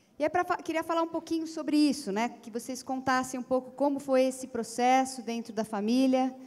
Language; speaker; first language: Portuguese; native; Portuguese